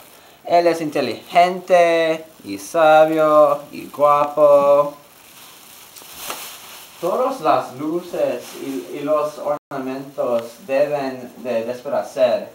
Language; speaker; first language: Spanish; non-native, learner; English